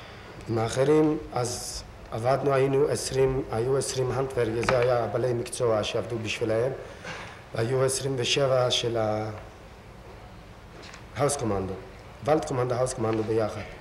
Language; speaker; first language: Hebrew; non-native, fluent; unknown